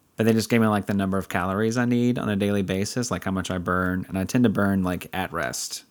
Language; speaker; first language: English; native; English